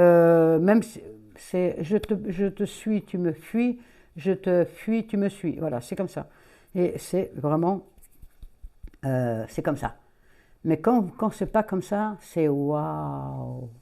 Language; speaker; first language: French; native; French